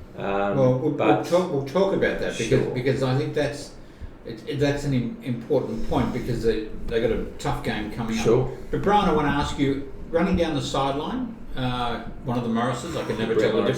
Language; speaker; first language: English; native; English